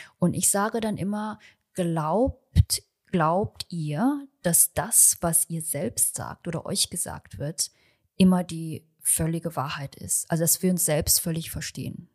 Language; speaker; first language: German; early bilingual, other home language; Chinese